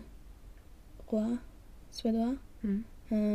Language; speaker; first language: French; non-native, learner; Swedish